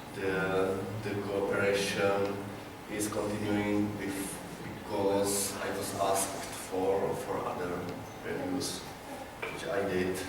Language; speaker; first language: English; non-native, learner; Czech